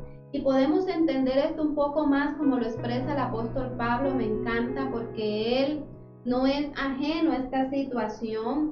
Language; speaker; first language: Spanish; native; Spanish